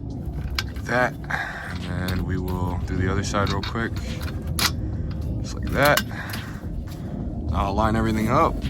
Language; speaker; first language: English; native; English